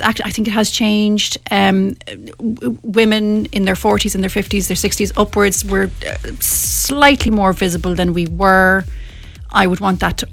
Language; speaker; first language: English; native; English